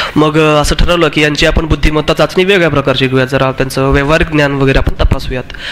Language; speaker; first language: Marathi; non-native, local second language; Urdu